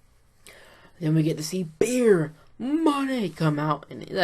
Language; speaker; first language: English; native; English